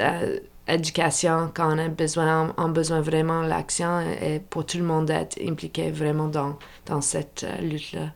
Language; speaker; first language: French; non-native, local second language; English